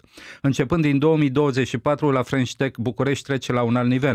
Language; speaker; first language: Romanian; native; Romanian